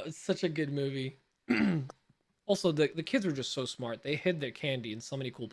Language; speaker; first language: English; native; English